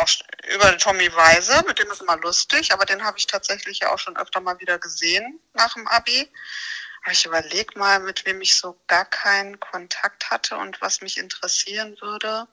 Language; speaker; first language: German; native; German